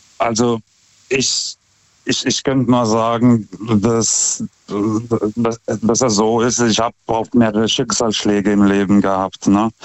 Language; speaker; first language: German; non-native, fluent; Lithuanian